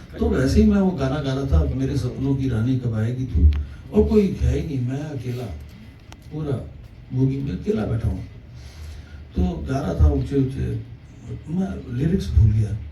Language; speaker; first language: Hindi; early bilingual, heritage; Hindi